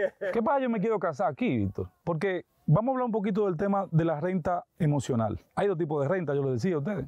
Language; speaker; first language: Spanish; native; Spanish